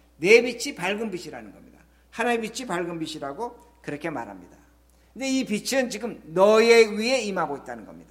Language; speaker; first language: Korean; native; Korean